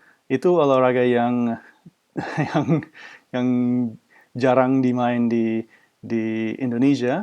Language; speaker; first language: Indonesian; non-native, fluent; English